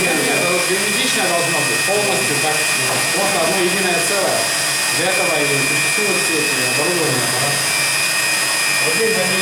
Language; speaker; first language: Russian; native; Russian